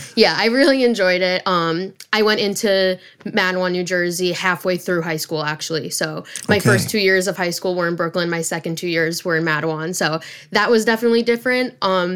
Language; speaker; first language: English; native; English